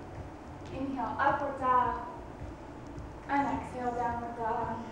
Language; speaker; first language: English; native; English